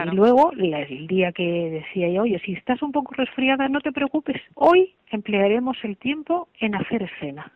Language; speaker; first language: Spanish; native; Spanish